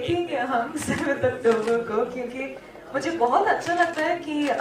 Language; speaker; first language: Hindi; non-native, local second language; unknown